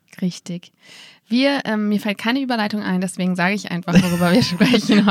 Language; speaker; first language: German; native; German